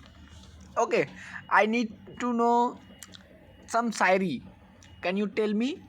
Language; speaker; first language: English; non-native, learner; Hindi